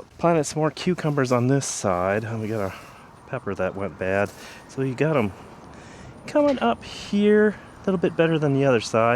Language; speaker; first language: English; native; English